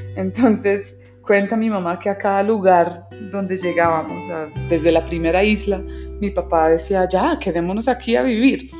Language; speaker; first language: Spanish; early bilingual, other home language; English